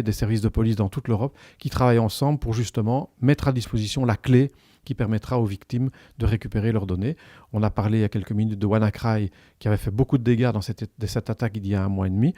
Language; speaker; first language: French; native; French